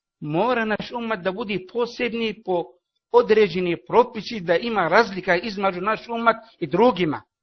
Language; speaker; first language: Bosnian; non-native, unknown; Arabic